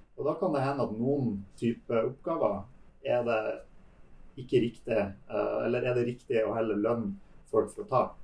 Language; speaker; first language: Norwegian; native; Norwegian